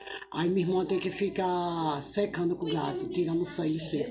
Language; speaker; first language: Portuguese; native; Portuguese